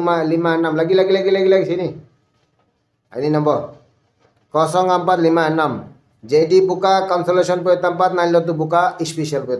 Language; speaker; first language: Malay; non-native, fluent; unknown